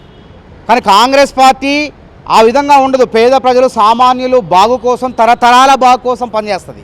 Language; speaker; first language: Telugu; native; Telugu